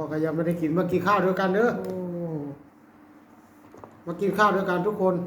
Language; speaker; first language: Thai; non-native, local second language; Lao